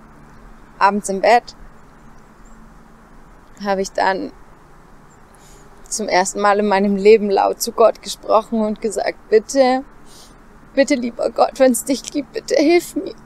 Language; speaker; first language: German; native; German